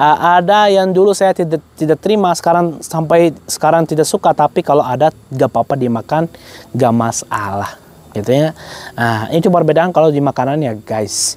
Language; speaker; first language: Indonesian; non-native, fluent; Arabic